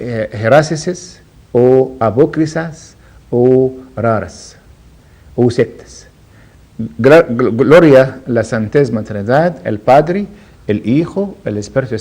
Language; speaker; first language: Spanish; non-native, learner; Arabic